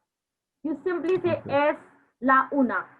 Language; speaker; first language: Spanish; non-native, fluent; Hindi